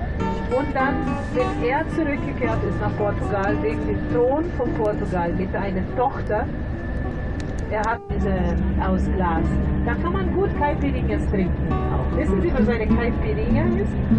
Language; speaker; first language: German; non-native, fluent; Portuguese